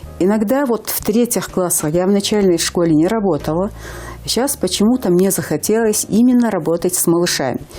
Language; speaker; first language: Russian; non-native, local second language; Ingush